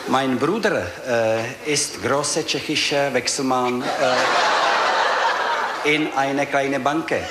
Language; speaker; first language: German; non-native, learner; Czech